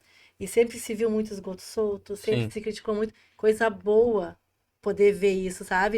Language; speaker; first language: Portuguese; native; Portuguese